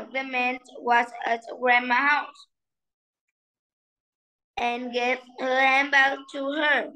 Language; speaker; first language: English; non-native, learner; Vietnamese